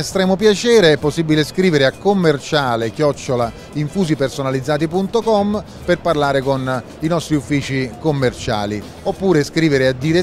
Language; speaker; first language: Italian; native; Italian